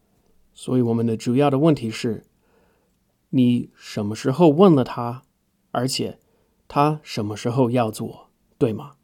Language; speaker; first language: Chinese; non-native, fluent; English